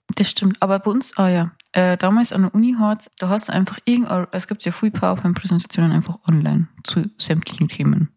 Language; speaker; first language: German; native; German